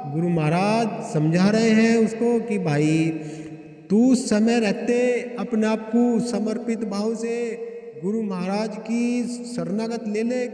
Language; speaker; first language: Hindi; native; Hindi